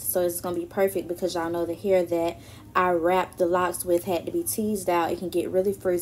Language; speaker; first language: English; native; English